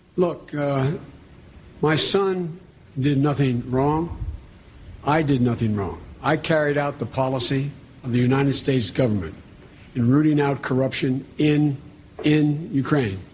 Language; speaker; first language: English; native; English